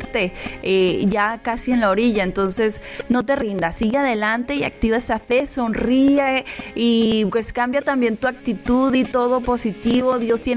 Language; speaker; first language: Spanish; native; Spanish